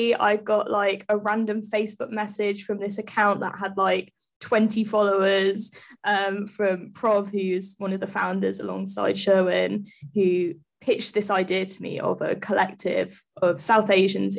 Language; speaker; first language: English; native; English